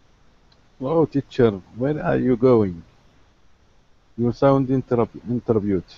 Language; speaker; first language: English; non-native, learner; Arabic